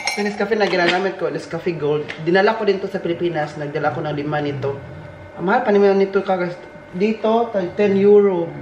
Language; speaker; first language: Filipino; non-native, local second language; Cebuano